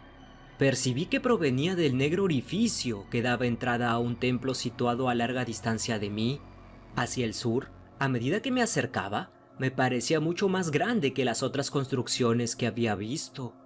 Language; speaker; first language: Spanish; native; Spanish